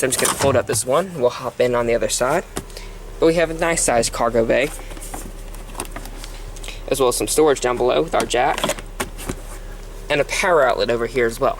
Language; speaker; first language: English; native; English